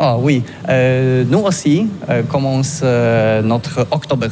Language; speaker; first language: French; non-native, learner; Polish